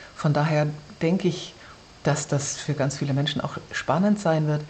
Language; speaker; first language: German; native; German